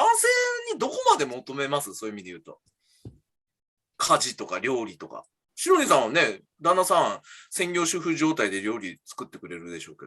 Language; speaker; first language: Japanese; native; Japanese